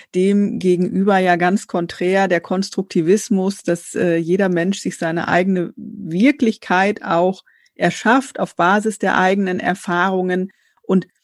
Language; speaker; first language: German; native; German